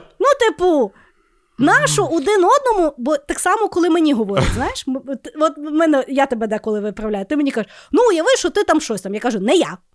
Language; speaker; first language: Ukrainian; native; Ukrainian